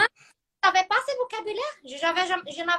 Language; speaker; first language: French; non-native, fluent; Portuguese